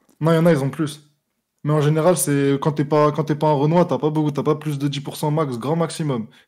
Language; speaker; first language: French; native; French